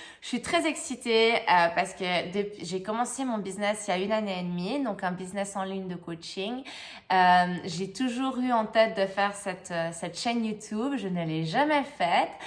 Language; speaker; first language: French; native; French